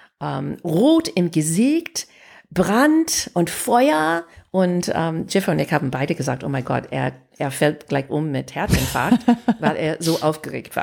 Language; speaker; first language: German; non-native, fluent; English